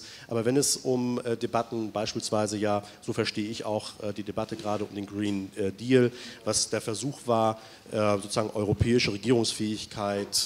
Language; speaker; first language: German; native; German